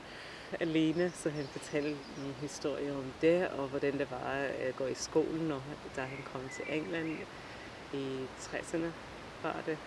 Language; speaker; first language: Danish; non-native, fluent; English